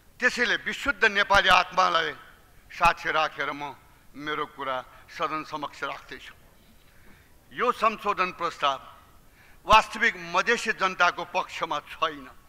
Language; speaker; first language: Nepali; non-native, local second language; Newari